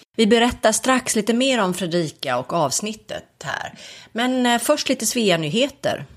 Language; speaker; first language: Swedish; native; Swedish